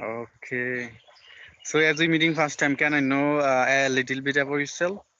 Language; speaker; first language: English; non-native, fluent; Bangla